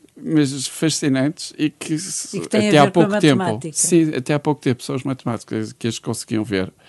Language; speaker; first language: Portuguese; native; Portuguese